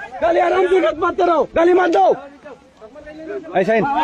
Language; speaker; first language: Hindi; non-native, learner; Bangla